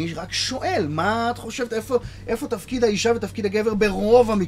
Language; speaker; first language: Hebrew; native; Hebrew